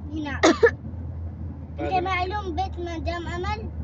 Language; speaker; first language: Arabic; non-native, learner; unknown